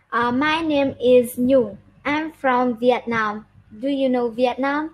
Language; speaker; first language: English; non-native, learner; Vietnamese